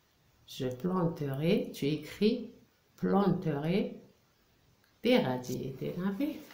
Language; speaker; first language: French; non-native, local second language; Arabic